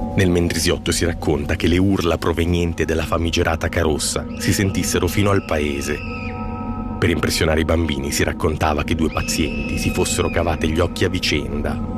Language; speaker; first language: Italian; native; Italian